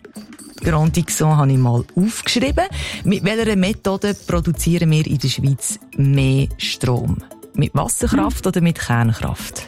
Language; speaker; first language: German; native; German